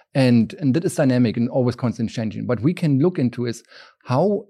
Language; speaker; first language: English; non-native, fluent; German